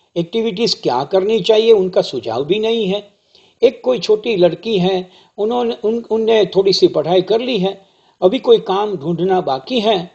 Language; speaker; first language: Hindi; non-native, local second language; Gujarati